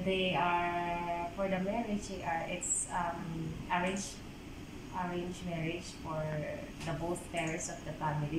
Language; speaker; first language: English; non-native, local second language; Filipino